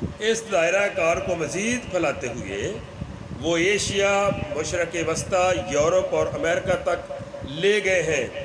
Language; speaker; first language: Urdu; non-native, local second language; Punjabi